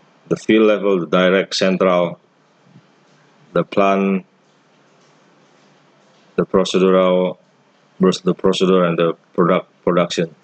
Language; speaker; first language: English; non-native, fluent; Indonesian